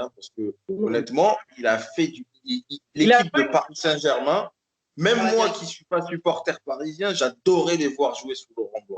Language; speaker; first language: French; native; French